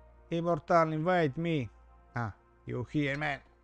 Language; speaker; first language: English; non-native, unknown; Romanian